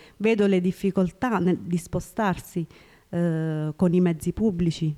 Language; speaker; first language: Italian; early bilingual, other home language; Tigrinya